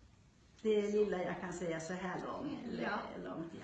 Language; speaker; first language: Swedish; non-native, fluent; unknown